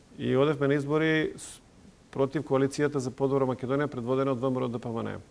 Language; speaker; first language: Macedonian; non-native, local second language; Serbian